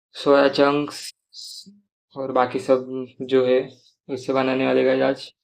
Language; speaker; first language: Hindi; non-native, local second language; Marathi